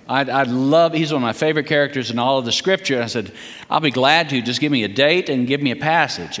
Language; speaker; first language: English; early bilingual, heritage; English